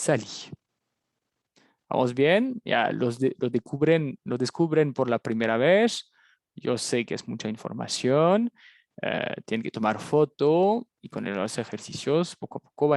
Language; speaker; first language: Spanish; non-native, fluent; French